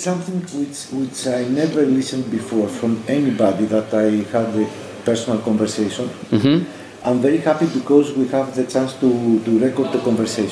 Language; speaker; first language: English; non-native, fluent; Greek